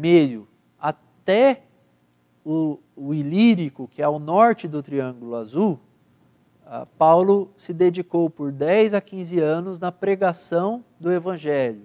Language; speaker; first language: Portuguese; native; Portuguese